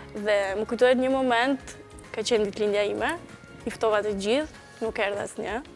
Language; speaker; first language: Albanian; early bilingual, heritage; Albanian